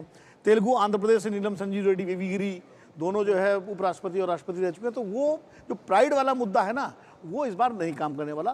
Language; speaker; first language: Hindi; native; Hindi